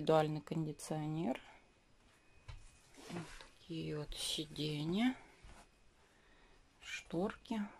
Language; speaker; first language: Russian; native; Russian